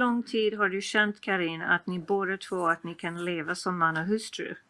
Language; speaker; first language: Swedish; non-native, fluent; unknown